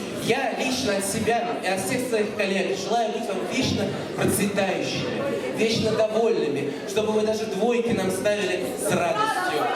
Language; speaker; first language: Russian; native; Russian